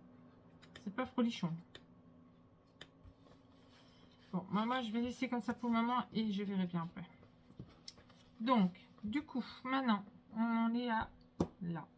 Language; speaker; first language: French; native; French